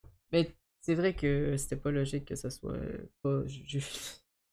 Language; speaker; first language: French; native; French